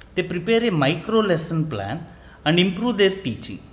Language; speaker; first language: English; non-native, local second language; Telugu